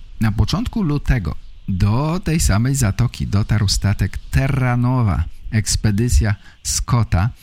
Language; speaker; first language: Polish; native; Polish